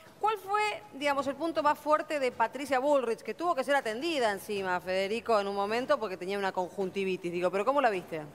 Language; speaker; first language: Spanish; native; Spanish